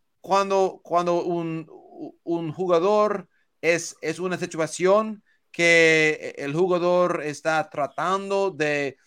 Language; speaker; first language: Spanish; non-native, learner; English